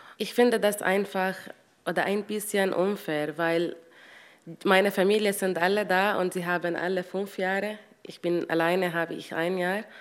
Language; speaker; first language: German; non-native, learner; Arabic